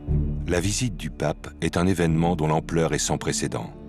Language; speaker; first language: French; native; French